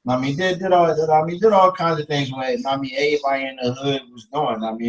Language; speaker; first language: English; native; English